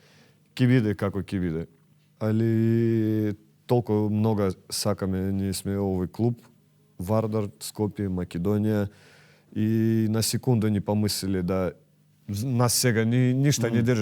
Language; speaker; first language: Macedonian; non-native, learner; Russian